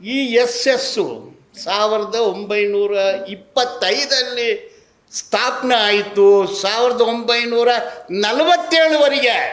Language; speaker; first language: Kannada; non-native, local second language; Tamil